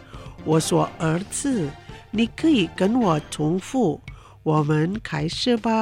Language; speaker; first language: Chinese; non-native, fluent; Indonesian